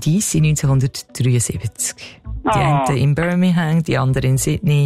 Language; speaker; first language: German; native; German